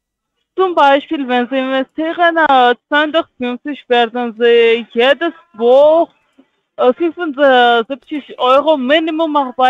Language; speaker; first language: German; non-native, learner; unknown